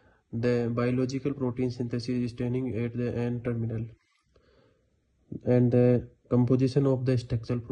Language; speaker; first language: English; non-native, learner; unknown